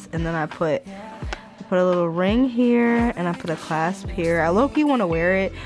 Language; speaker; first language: English; native; English